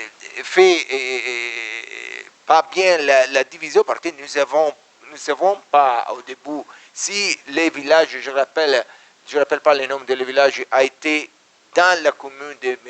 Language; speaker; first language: French; non-native, learner; Italian